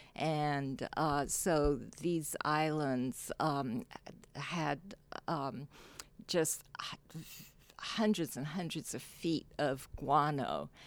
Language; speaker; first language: English; non-native, local second language; Cantonese